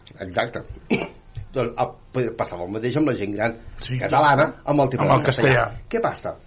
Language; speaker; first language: Catalan; native; Catalan